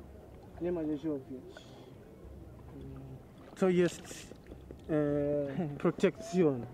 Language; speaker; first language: Polish; non-native, learner; Swahili